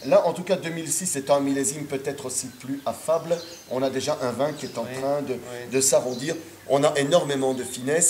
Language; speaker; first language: French; native; French